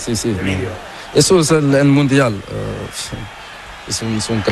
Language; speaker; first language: Spanish; non-native, learner; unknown